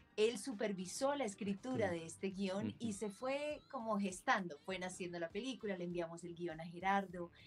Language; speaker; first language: Spanish; native; Spanish